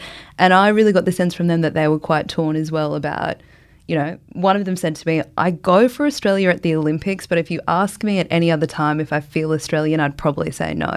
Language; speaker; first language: English; native; English